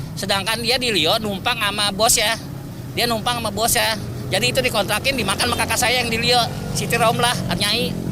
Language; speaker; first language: Indonesian; native; Indonesian